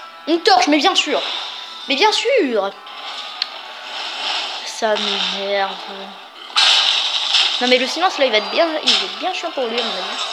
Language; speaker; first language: French; native; French